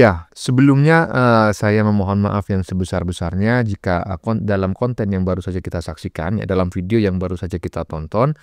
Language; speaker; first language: Indonesian; native; Indonesian